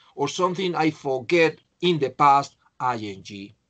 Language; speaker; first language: English; non-native, fluent; Spanish